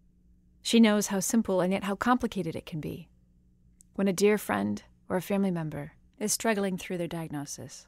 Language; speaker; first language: English; native; English